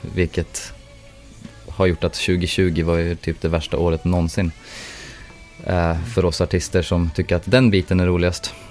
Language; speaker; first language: Swedish; native; Swedish